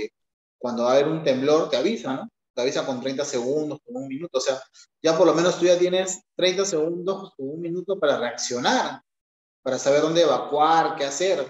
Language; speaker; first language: Spanish; native; Spanish